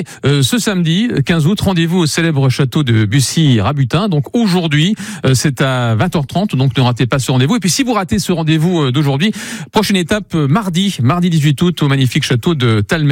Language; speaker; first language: French; native; French